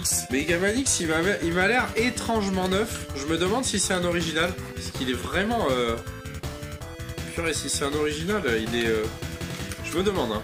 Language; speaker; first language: French; native; French